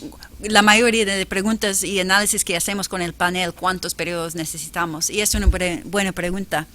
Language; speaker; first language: Spanish; non-native, fluent; English